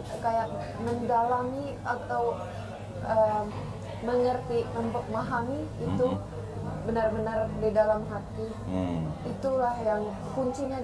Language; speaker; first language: Indonesian; non-native, fluent; Finnish